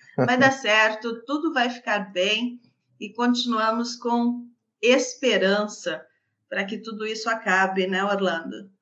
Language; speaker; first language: Portuguese; native; Portuguese